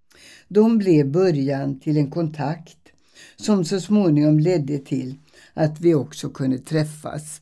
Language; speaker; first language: Swedish; early bilingual, other home language; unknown